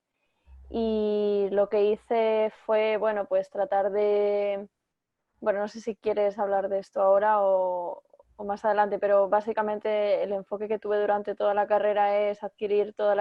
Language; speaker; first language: Spanish; native; Spanish